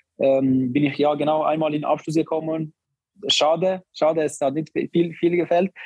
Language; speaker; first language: German; non-native, learner; Albanian